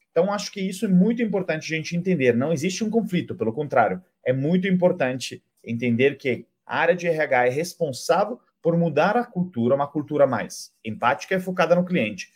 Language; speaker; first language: Portuguese; non-native, fluent; Italian